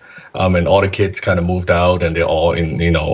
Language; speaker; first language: English; non-native, local second language; Cantonese